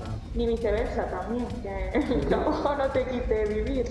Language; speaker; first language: Spanish; non-native, learner; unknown